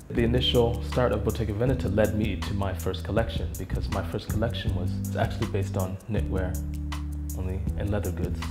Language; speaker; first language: English; native; English